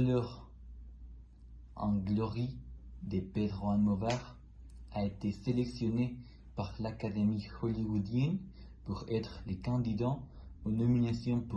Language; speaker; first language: French; non-native, learner; Spanish